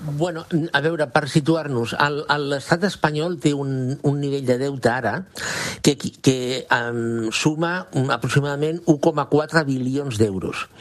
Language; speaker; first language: Catalan; non-native, local second language; Spanish